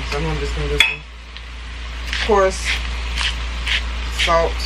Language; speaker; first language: English; native; English